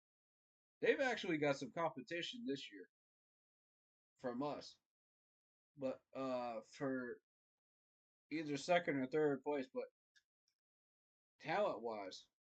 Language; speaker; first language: English; native; English